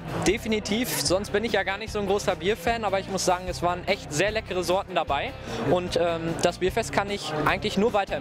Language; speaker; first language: German; native; German